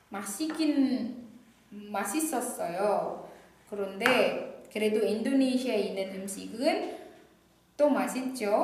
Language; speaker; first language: Korean; non-native, fluent; Indonesian